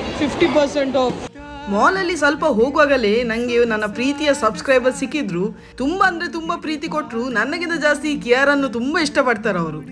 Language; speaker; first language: Kannada; non-native, local second language; Tulu